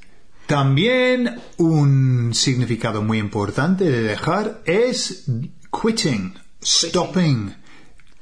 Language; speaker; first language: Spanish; non-native, fluent; English